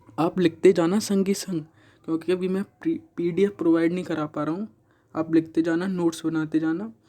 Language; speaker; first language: Hindi; native; Hindi